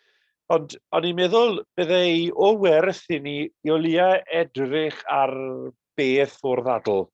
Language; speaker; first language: Welsh; native; Welsh